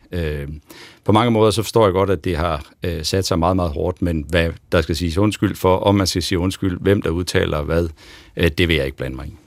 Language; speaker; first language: Danish; native; Danish